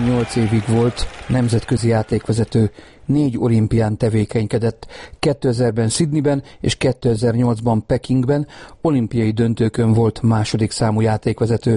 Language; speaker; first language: Hungarian; native; Hungarian